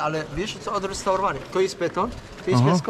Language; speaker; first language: Polish; non-native, learner; Arabic